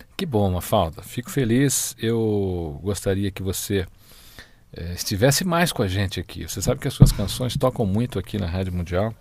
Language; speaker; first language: Portuguese; native; Portuguese